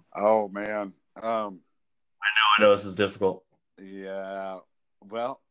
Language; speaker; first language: English; native; English